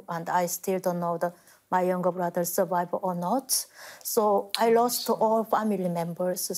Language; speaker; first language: English; non-native, fluent; Korean